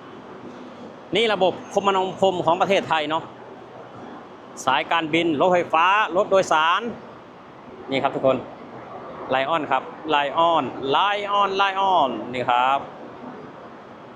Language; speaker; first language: Thai; non-native, local second language; Lao